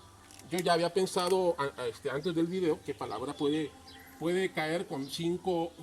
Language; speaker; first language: Spanish; native; Spanish